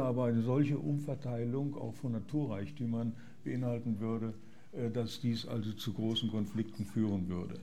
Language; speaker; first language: German; native; German